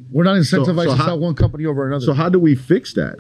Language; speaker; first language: English; native; English